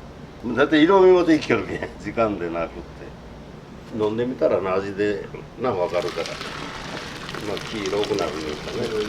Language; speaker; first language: Japanese; native; Japanese